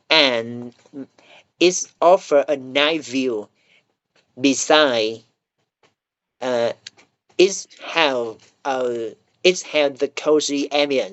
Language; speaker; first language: English; non-native, learner; Vietnamese